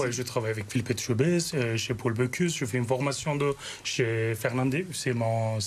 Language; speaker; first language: French; non-native, learner; Turkish